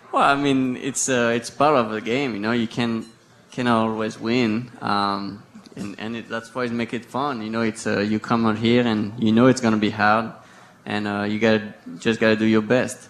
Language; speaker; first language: English; non-native, fluent; French